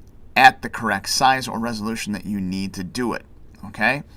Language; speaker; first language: English; native; English